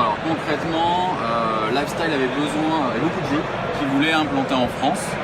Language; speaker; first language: French; native; French